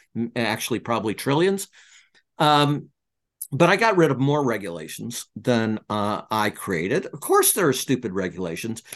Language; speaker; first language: English; native; English